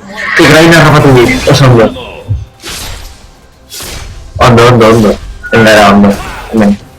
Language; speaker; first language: Basque; non-native, local second language; Spanish